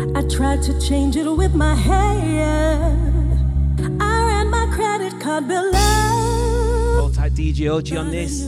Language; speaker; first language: English; native; English